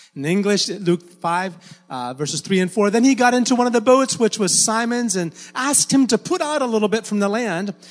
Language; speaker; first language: English; native; English